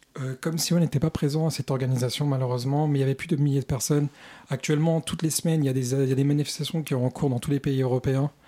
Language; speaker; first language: French; early bilingual, other home language; Kurdish